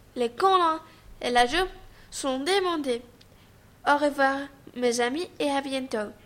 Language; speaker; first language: French; non-native, learner; Greek